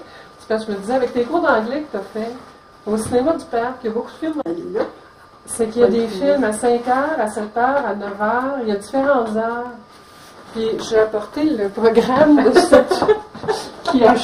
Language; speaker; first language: French; native; French